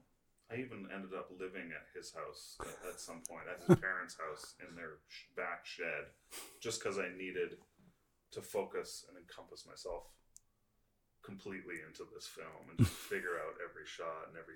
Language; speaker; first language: English; native; English